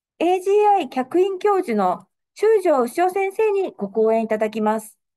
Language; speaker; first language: Japanese; native; Japanese